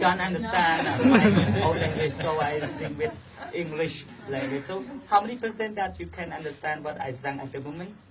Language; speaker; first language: English; non-native, learner; Khmer